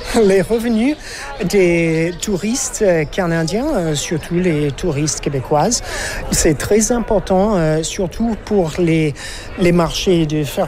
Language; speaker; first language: French; non-native, fluent; English